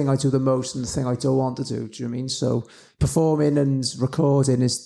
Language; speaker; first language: English; native; English